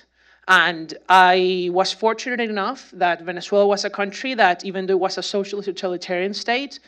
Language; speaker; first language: English; non-native, fluent; Spanish